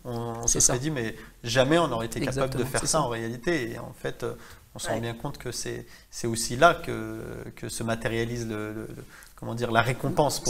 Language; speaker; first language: French; native; French